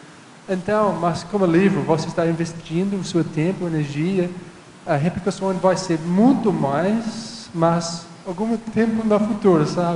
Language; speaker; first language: Portuguese; non-native, fluent; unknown